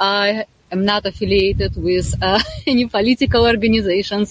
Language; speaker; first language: English; non-native, fluent; Russian